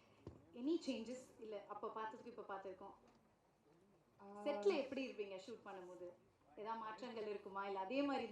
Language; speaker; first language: Tamil; native; Tamil